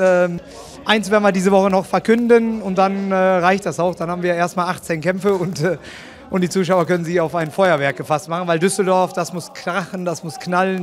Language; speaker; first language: German; native; German